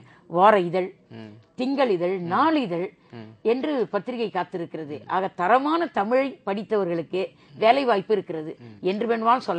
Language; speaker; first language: Tamil; native; Tamil